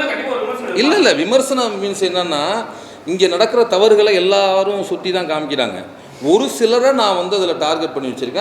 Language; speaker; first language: Tamil; native; Tamil